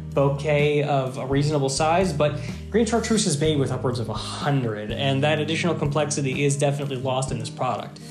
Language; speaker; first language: English; native; English